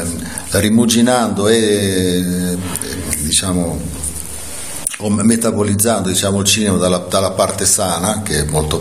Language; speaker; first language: Italian; native; Italian